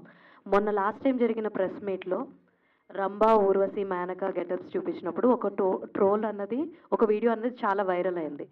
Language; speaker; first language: Telugu; native; Telugu